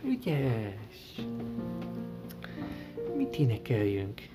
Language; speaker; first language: Hungarian; early bilingual, heritage; Hungarian